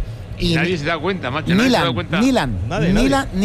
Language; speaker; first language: Spanish; native; Spanish